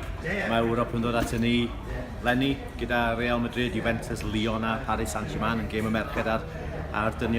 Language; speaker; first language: Welsh; native; Welsh